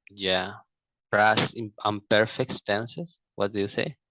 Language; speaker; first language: English; non-native, learner; Portuguese